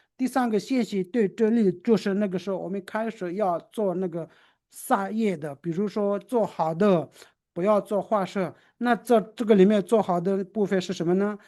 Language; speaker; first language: Chinese; non-native, local second language; Tibetan